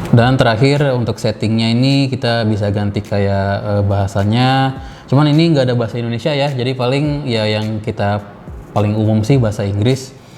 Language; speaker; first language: Indonesian; native; Indonesian